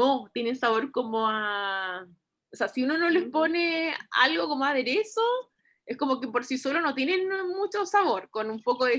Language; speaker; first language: Spanish; native; Spanish